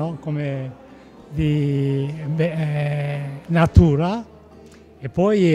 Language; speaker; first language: Italian; non-native, learner; Japanese